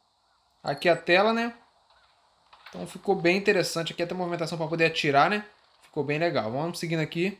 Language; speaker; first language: Portuguese; native; Portuguese